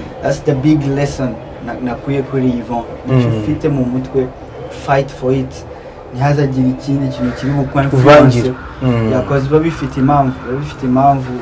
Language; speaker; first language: Kinyarwanda; native; Kinyarwanda